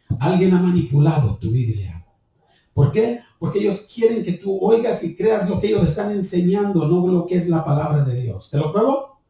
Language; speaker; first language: Spanish; early bilingual, heritage; Spanish